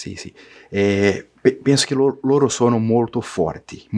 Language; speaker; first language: Italian; non-native, learner; Portuguese